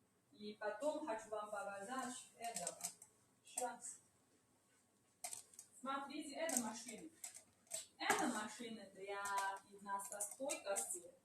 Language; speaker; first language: Russian; non-native, learner; Chinese